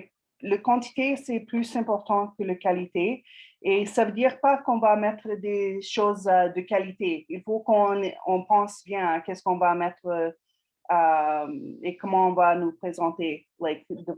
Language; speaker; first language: French; non-native, fluent; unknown